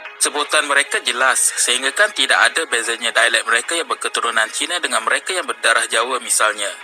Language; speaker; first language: Malay; native; Malay